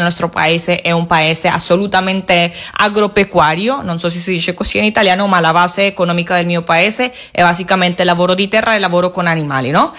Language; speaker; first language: Italian; non-native, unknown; Spanish